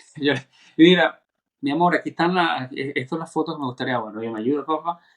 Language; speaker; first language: Spanish; native; Spanish